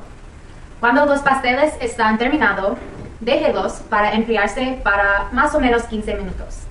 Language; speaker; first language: Spanish; non-native, learner; English